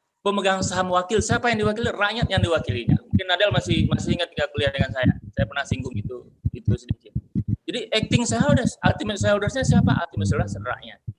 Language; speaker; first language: Indonesian; non-native, local second language; Minangkabau